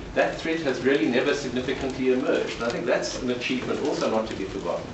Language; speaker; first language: English; native; English